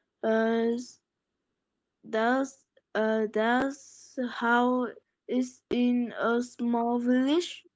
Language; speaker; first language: English; non-native, learner; Polish